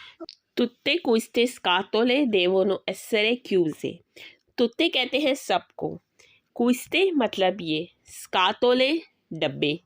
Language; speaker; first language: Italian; non-native, learner; Urdu